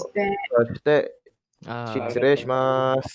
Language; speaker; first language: Japanese; non-native, learner; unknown